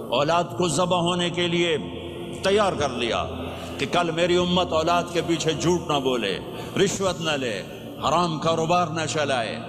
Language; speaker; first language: Urdu; non-native, local second language; Punjabi